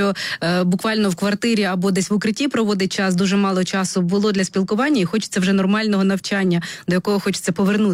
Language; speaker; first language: Ukrainian; native; Ukrainian